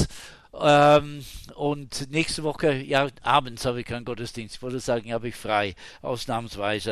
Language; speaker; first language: German; non-native, fluent; English